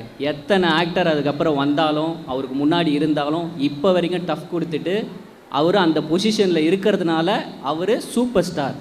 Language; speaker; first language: Tamil; native; Tamil